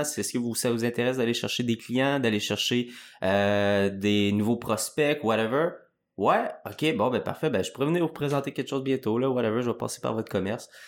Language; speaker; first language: French; native; French